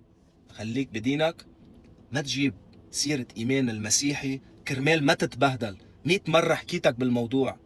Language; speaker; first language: Arabic; native; Arabic